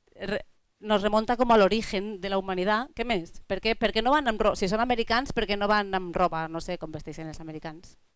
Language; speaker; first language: Catalan; non-native, local second language; Spanish